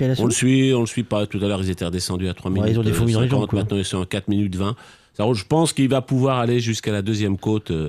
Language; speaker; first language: French; native; French